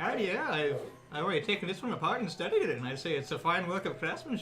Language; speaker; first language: English; native; English